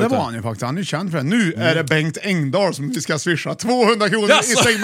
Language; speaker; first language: Swedish; native; Swedish